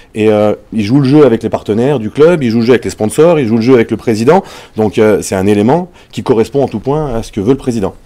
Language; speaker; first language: French; native; French